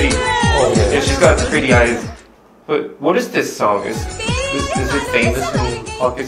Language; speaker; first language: English; non-native, fluent; Korean